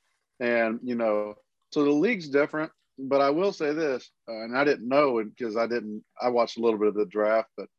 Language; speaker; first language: English; native; English